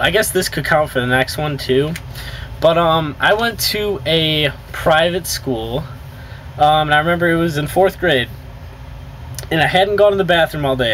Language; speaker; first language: English; native; English